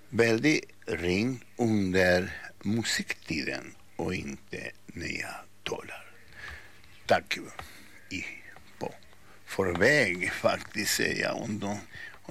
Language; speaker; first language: Swedish; non-native, fluent; Spanish